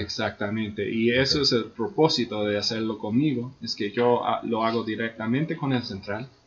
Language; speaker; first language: Spanish; non-native, fluent; English